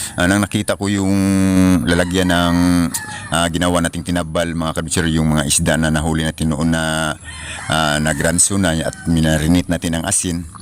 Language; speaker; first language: Filipino; non-native, local second language; Cebuano